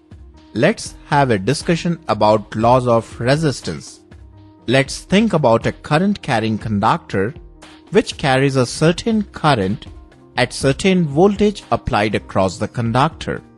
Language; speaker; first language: English; non-native, local second language; Telugu